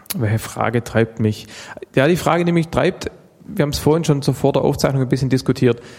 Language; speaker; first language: German; native; German